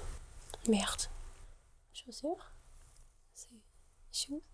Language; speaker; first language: French; non-native, learner; English